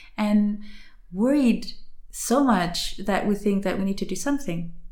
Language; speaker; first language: English; non-native, fluent; Indonesian